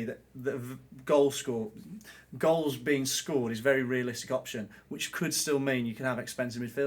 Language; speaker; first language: English; native; English